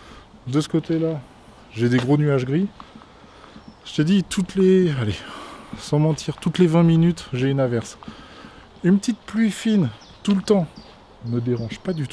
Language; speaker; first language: French; native; French